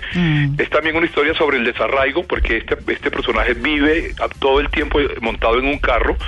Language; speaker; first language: Spanish; native; Spanish